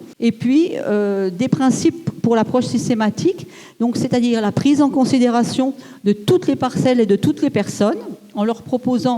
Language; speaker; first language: French; native; French